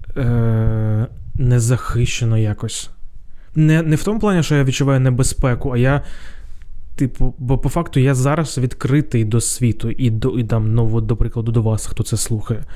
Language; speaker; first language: Ukrainian; non-native, local second language; Russian